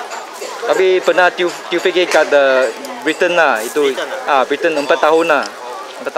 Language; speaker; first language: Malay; non-native, local second language; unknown